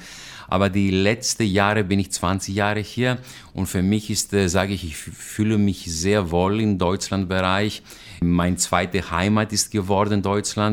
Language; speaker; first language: German; non-native, fluent; Greek